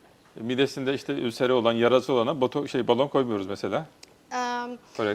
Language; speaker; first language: Turkish; native; Turkish